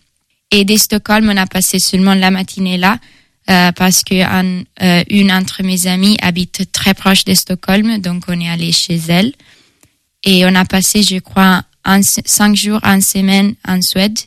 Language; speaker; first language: French; non-native, fluent; Italian